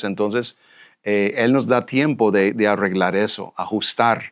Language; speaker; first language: Spanish; non-native, fluent; English